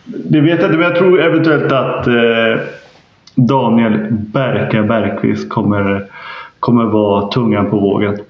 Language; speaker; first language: Swedish; native; Swedish